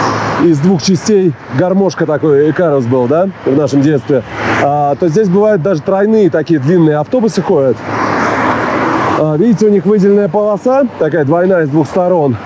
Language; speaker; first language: Russian; native; Russian